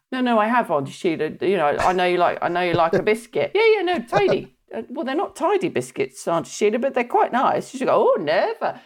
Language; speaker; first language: English; native; English